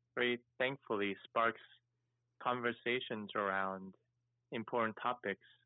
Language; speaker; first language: English; early bilingual, other home language; Korean